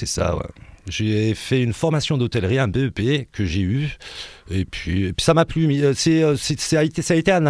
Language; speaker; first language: French; early bilingual, other home language; Arabic